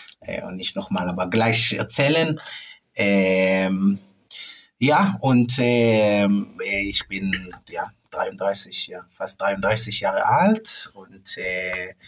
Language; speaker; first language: German; non-native, fluent; Hebrew